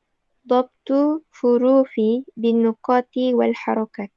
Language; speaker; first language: Arabic; non-native, learner; Malay